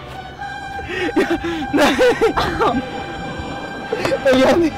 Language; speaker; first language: Korean; native; Korean